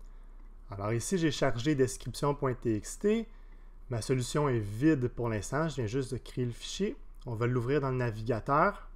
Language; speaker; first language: French; native; French